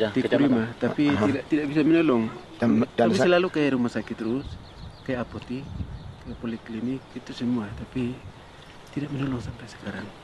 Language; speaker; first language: Indonesian; non-native, local second language; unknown